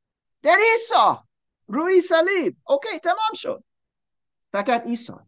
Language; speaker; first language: Persian; non-native, learner; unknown